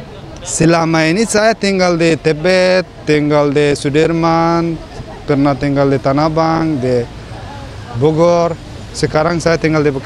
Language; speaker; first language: Indonesian; non-native, fluent; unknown